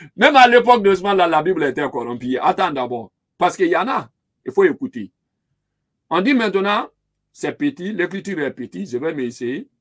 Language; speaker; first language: French; non-native, local second language; Lingala